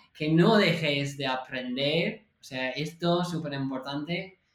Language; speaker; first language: Spanish; non-native, fluent; English